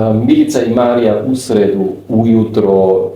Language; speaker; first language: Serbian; non-native, learner; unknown